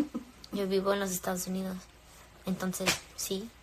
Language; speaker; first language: Spanish; early bilingual, heritage; English